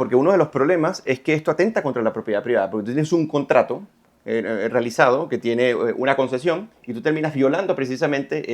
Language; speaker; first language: Spanish; native; Spanish